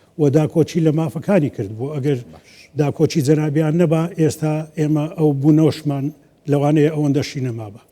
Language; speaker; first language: Central Kurdish; non-native, local second language; Azerbaijani